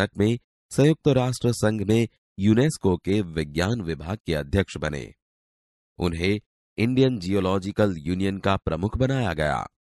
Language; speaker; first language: Hindi; non-native, local second language; Gujarati